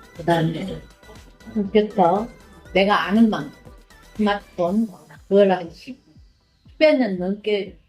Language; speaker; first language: Korean; native; Korean